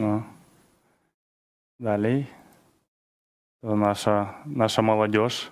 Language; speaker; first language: Polish; non-native, learner; Russian